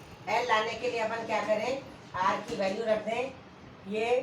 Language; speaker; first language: Hindi; native; Hindi